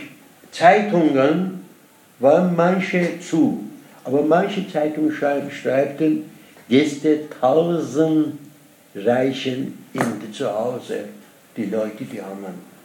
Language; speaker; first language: German; non-native, learner; Persian